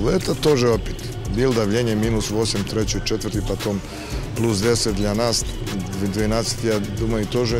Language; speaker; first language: Russian; non-native, learner; Serbian